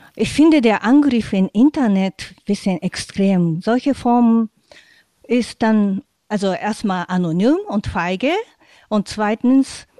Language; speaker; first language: German; non-native, fluent; Japanese